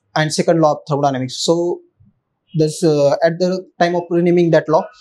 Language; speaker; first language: English; non-native, local second language; Marathi